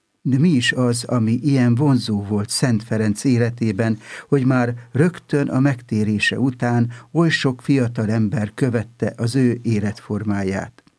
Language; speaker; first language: Hungarian; native; Hungarian